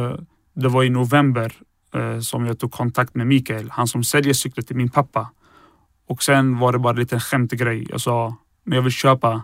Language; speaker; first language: Swedish; early bilingual, other home language; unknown